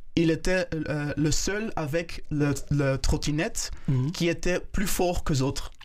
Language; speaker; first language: French; non-native, local second language; Kinyarwanda